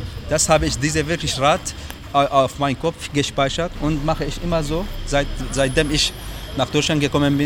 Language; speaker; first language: German; non-native, learner; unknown